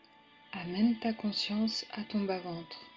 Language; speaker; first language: French; native; French